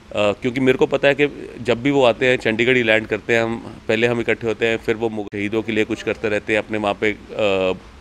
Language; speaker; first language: Hindi; native; Hindi